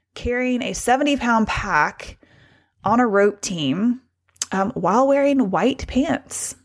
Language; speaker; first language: English; native; English